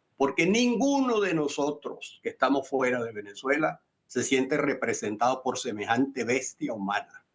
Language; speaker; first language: Spanish; native; Spanish